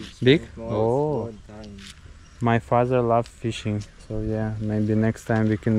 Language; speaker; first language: English; non-native, learner; Russian